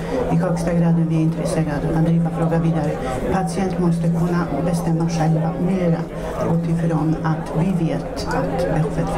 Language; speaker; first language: Swedish; non-native, fluent; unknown